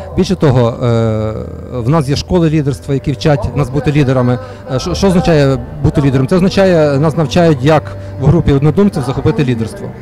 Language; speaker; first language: Ukrainian; native; Ukrainian